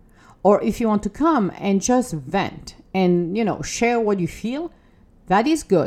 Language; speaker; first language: English; non-native, fluent; French